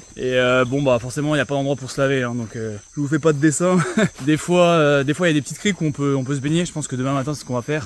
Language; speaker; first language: French; native; French